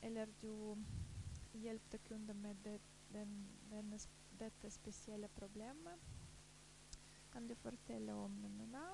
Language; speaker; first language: Norwegian; non-native, fluent; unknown